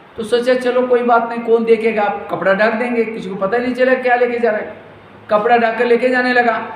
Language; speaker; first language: Hindi; non-native, local second language; Marathi